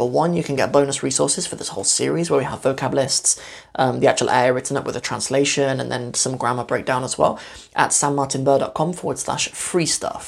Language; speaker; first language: English; native; English